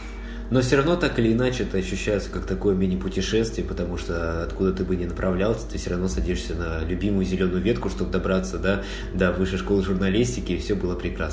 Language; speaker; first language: Russian; native; Russian